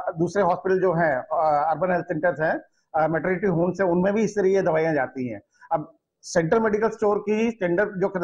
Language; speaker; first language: Hindi; non-native, local second language; Gujarati